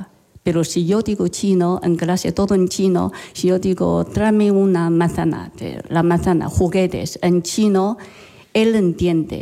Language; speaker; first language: Spanish; non-native, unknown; Chinese